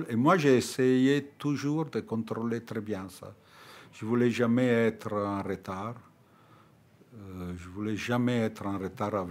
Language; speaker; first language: French; non-native, fluent; Italian